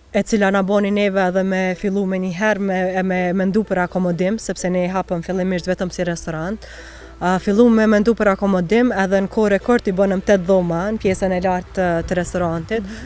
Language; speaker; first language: Albanian; native; Albanian